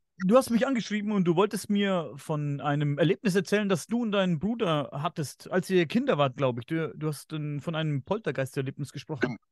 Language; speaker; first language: German; native; German